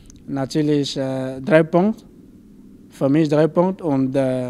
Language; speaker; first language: German; non-native, learner; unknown